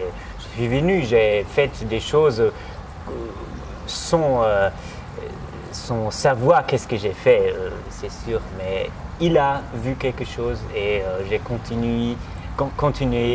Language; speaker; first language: French; non-native, fluent; German